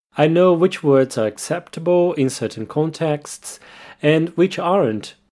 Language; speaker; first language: English; non-native, fluent; Portuguese